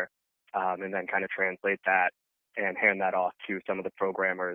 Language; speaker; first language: English; native; English